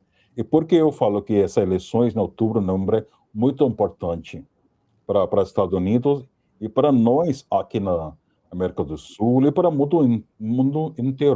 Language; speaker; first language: Portuguese; non-native, fluent; Hindi